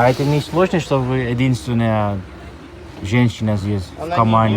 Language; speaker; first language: Russian; non-native, fluent; Dutch